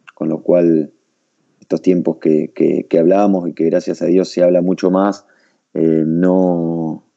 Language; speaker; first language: Spanish; native; Spanish